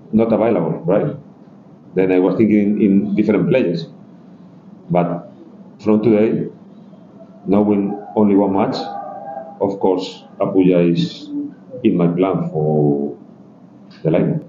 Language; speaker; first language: English; non-native, learner; Spanish